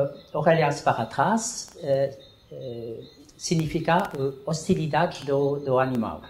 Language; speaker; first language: Portuguese; non-native, learner; French